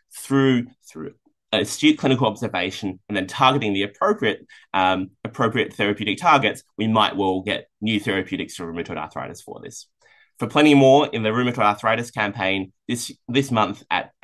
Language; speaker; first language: English; native; English